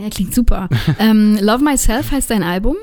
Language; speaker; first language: German; native; German